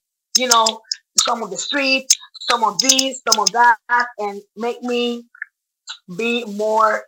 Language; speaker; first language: English; non-native, learner; Spanish